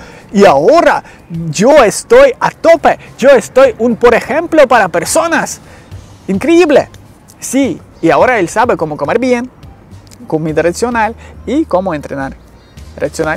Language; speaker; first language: Spanish; non-native, learner; Ukrainian